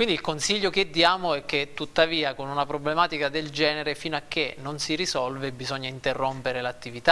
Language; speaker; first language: Italian; native; Italian